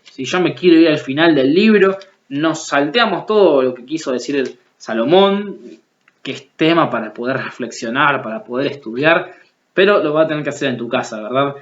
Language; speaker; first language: Spanish; native; Spanish